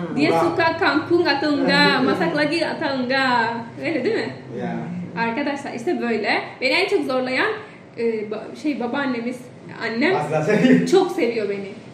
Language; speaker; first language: Turkish; non-native, fluent; Indonesian